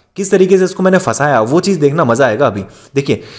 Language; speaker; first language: Hindi; native; Hindi